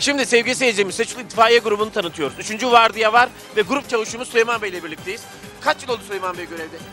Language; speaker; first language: Turkish; native; Turkish